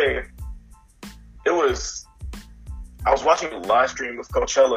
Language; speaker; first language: English; native; English